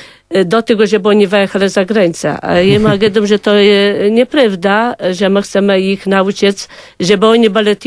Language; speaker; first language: Polish; non-native, local second language; Kashubian